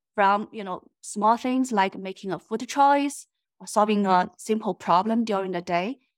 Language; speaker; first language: English; non-native, fluent; Chinese